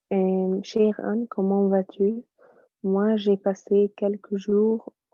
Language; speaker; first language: French; non-native, learner; Arabic